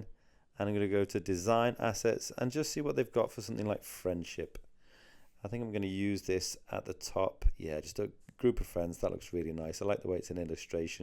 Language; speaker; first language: English; native; English